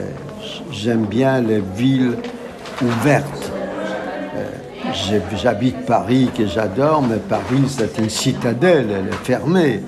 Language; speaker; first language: French; non-native, fluent; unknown